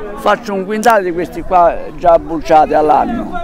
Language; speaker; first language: Italian; native; Italian